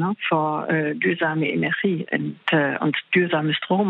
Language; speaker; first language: Dutch; non-native, fluent; German